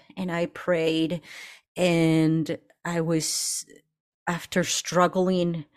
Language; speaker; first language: English; early bilingual, other home language; Spanish